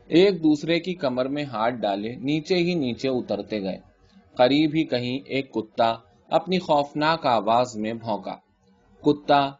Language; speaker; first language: Urdu; native; Urdu